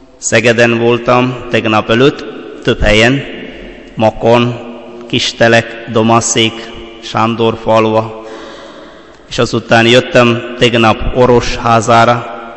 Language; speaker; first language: Hungarian; non-native, fluent; Malayalam